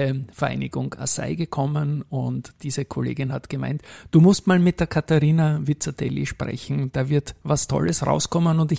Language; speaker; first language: German; native; German